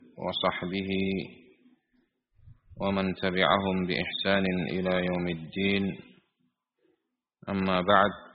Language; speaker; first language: Arabic; non-native, fluent; Indonesian